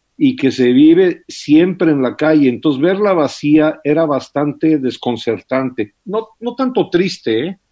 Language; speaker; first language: Spanish; early bilingual, heritage; English